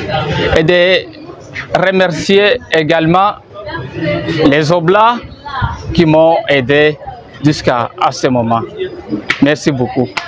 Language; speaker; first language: French; non-native, fluent; Portuguese